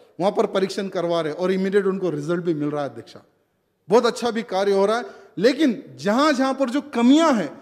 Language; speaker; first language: Hindi; non-native, local second language; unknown